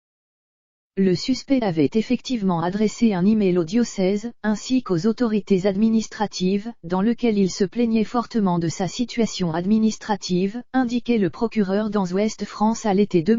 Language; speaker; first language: French; native; French